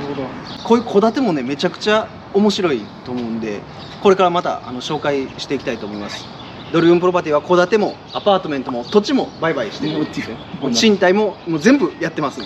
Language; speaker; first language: Japanese; native; Japanese